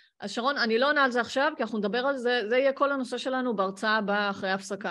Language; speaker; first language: Hebrew; native; Hebrew